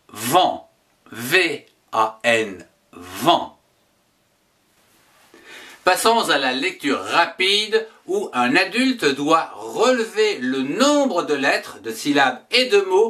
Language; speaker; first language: French; native; French